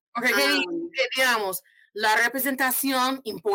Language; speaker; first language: Spanish; non-native, fluent; English